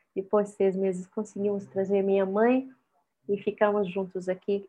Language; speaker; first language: Portuguese; non-native, fluent; Arabic